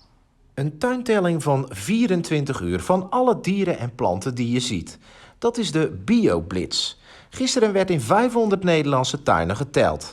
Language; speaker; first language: Dutch; native; Dutch